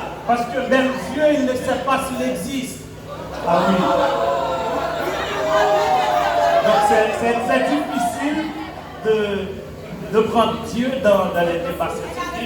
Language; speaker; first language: French; non-native, local second language; Haitian Creole